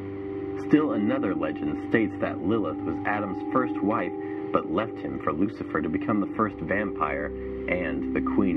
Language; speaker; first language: English; native; English